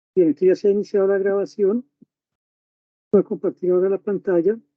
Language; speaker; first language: Spanish; native; Spanish